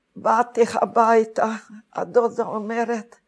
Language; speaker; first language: Hebrew; non-native, fluent; Hungarian